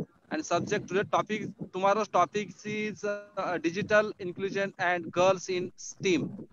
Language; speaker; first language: English; non-native, local second language; Marathi